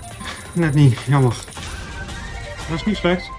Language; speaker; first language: Dutch; native; Dutch